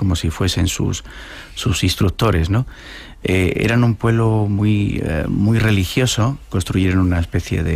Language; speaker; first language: Spanish; native; Spanish